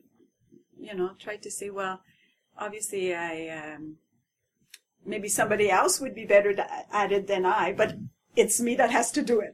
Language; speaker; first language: English; non-native, fluent; French